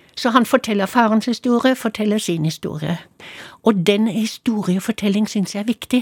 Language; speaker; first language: Norwegian; non-native, fluent; German